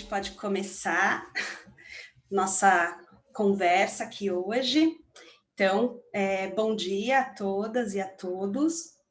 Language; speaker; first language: Portuguese; native; Portuguese